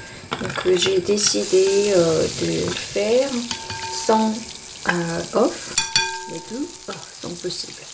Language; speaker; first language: French; non-native, fluent; Korean